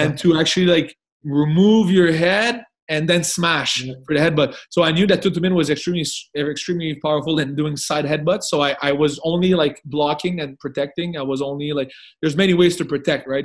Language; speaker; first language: English; non-native, fluent; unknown